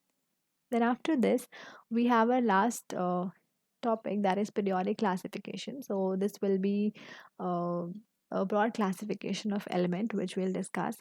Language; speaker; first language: English; non-native, local second language; Hindi